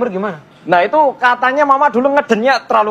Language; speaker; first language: Indonesian; early bilingual, other home language; Korean